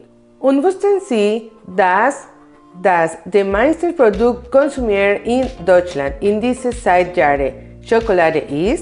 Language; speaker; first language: German; non-native, learner; Spanish